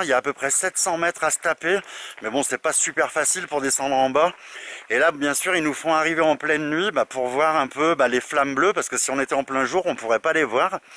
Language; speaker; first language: French; native; French